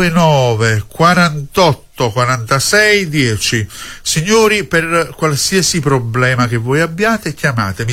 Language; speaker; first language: Italian; native; Italian